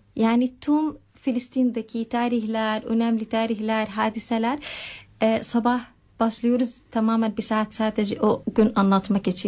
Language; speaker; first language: Turkish; non-native, learner; Arabic